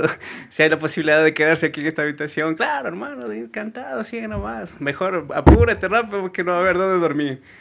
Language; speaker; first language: Spanish; native; Spanish